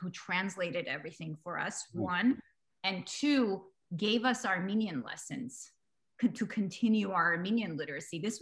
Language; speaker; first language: English; early bilingual, other home language; Armenian